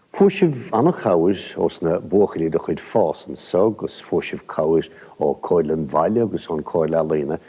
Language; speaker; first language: Irish; native; Irish